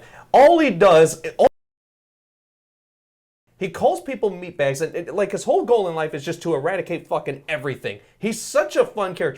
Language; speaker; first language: English; native; English